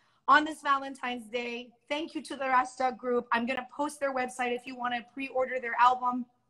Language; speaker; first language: English; early bilingual, other home language; Persian